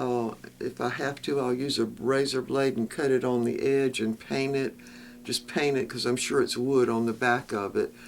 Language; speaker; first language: English; native; English